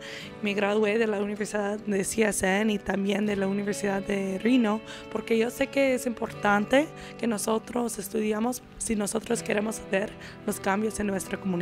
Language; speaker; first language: Spanish; early bilingual, other home language; English